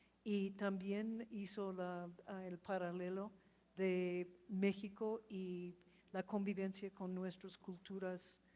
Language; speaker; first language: Spanish; non-native, fluent; English